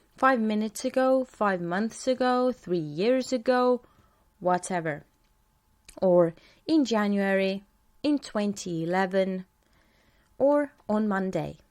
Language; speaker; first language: English; non-native, fluent; Estonian